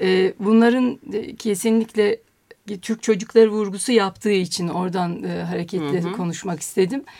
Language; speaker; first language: Turkish; native; Turkish